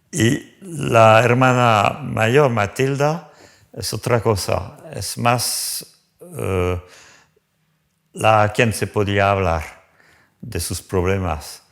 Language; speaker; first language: Spanish; non-native, fluent; French